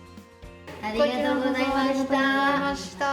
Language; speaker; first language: Japanese; non-native, learner; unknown